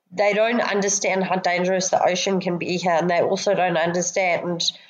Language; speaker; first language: English; native; English